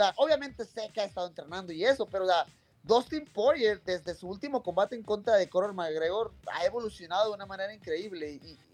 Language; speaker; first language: Spanish; native; Spanish